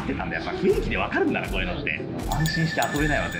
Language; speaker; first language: Japanese; native; Japanese